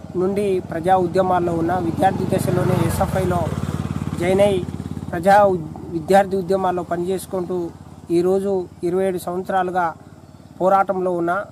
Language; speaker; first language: Telugu; non-native, local second language; Lambadi